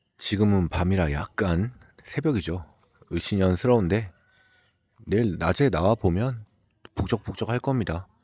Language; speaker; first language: Korean; native; Korean